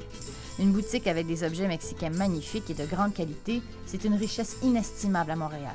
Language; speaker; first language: French; native; French